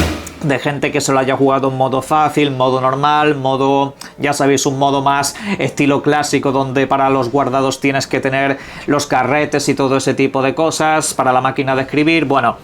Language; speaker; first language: Spanish; native; Spanish